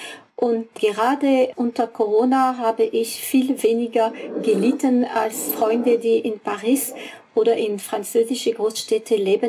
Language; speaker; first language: German; non-native, fluent; French